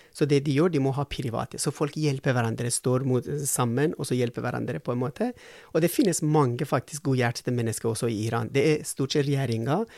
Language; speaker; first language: Norwegian; non-native, fluent; Persian